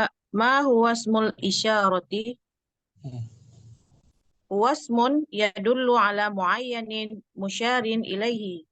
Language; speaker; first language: Arabic; non-native, learner; Indonesian